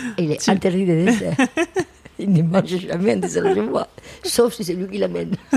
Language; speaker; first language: French; non-native, fluent; Spanish